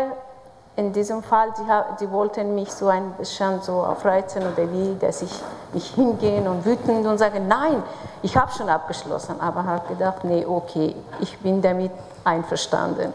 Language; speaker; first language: German; non-native, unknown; Persian